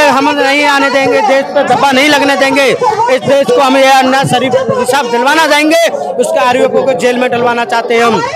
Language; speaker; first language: Hindi; native; Hindi